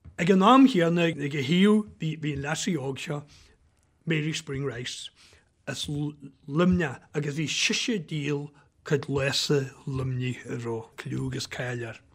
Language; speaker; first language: Irish; native; Irish